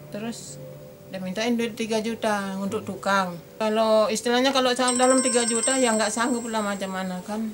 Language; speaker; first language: Indonesian; native; Indonesian